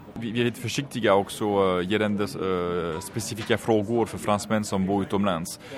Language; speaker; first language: Swedish; non-native, fluent; French